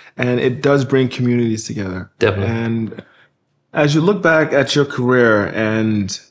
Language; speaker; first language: English; native; English